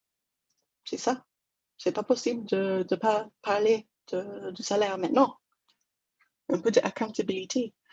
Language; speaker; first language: French; non-native, fluent; English